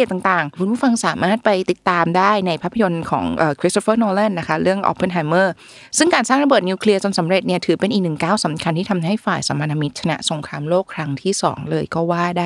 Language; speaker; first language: Thai; native; Thai